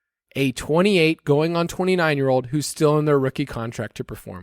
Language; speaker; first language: English; native; English